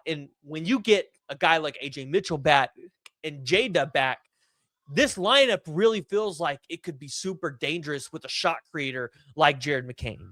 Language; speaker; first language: English; native; English